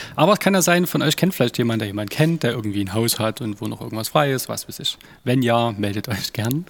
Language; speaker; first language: German; native; German